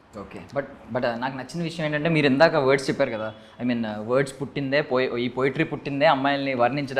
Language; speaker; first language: Telugu; native; Telugu